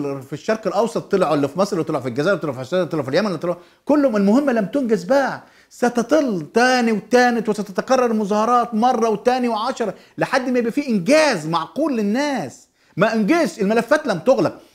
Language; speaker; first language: Arabic; native; Arabic